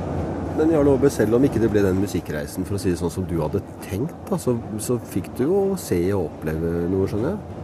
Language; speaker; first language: Norwegian; native; Norwegian